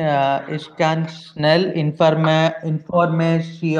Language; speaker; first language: German; non-native, learner; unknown